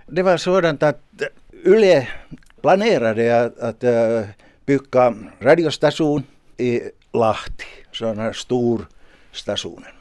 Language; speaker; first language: Swedish; non-native, local second language; Finnish